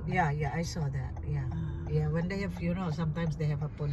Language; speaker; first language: English; non-native, fluent; Filipino